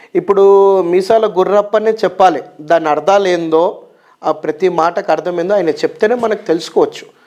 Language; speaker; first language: Telugu; native; Telugu